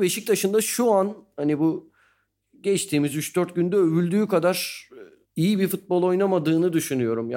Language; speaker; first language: Turkish; native; Turkish